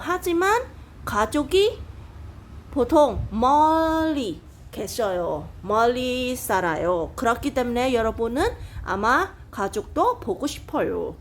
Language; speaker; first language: Korean; non-native, fluent; Khmer